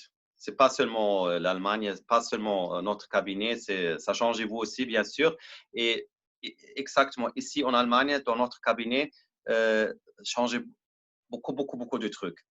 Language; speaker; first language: French; non-native, learner; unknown